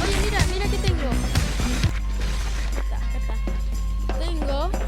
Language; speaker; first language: Spanish; native; Spanish